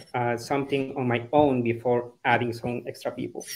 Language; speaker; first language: English; non-native, fluent; Spanish